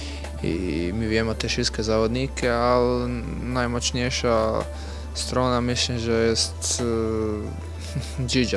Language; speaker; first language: Polish; non-native, learner; Croatian